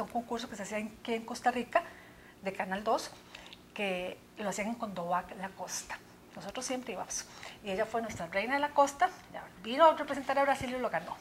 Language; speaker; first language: Spanish; native; Spanish